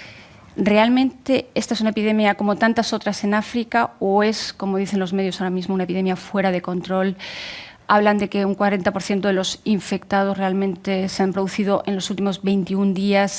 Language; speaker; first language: Spanish; native; Spanish